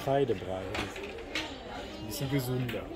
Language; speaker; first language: German; native; German